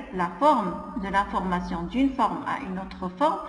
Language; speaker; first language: French; non-native, local second language; Arabic